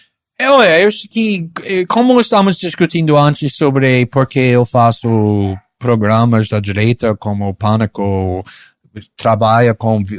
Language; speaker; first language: Portuguese; non-native, fluent; English